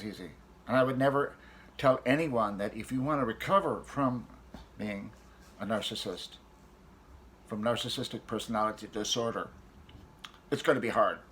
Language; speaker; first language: English; native; English